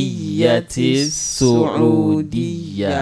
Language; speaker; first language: Arabic; non-native, fluent; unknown